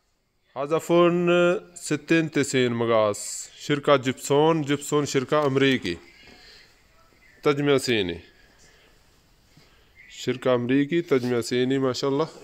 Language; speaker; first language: Arabic; non-native, learner; Urdu